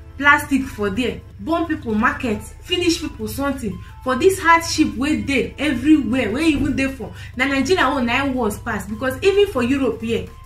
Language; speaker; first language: Nigerian Pidgin; non-native, local second language; Igbo